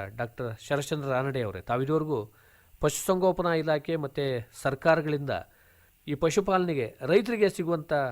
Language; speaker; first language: Kannada; native; Kannada